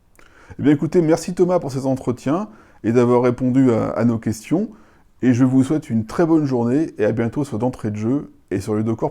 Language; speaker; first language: French; native; French